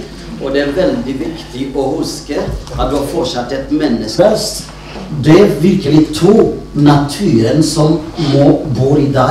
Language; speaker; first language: Norwegian; non-native, fluent; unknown